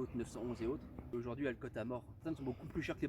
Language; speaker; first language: French; native; French